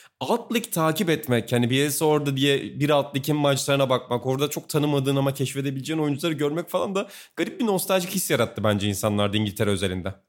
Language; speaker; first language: Turkish; native; Turkish